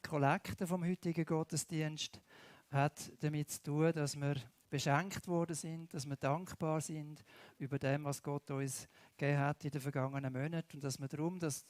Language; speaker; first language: German; native; German